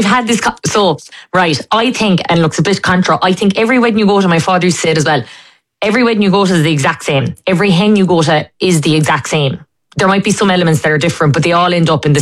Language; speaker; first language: English; native; English